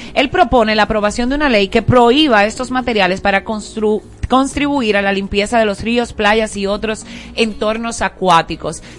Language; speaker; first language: Spanish; native; Spanish